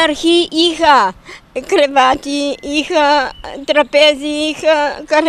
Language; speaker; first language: Greek; non-native, fluent; Bulgarian